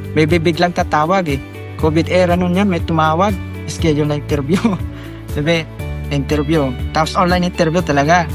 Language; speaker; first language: Filipino; non-native, local second language; Iloko